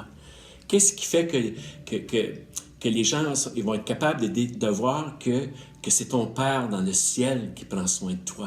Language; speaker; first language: French; native; French